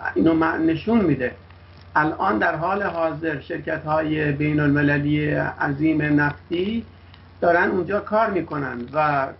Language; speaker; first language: Persian; non-native, local second language; Kurdish